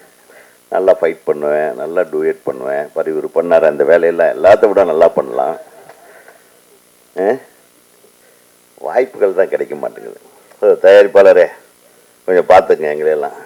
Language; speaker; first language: Tamil; native; Tamil